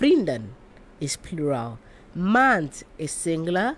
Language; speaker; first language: Dutch; non-native, fluent; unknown